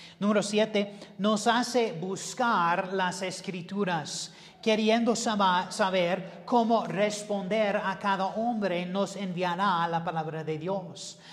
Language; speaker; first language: Spanish; non-native, learner; English